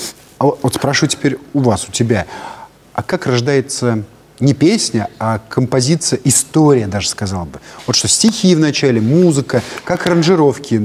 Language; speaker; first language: Russian; native; Russian